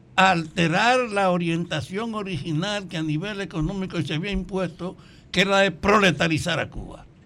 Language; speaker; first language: Spanish; native; Spanish